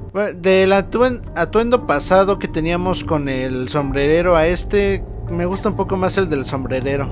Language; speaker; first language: Spanish; native; Spanish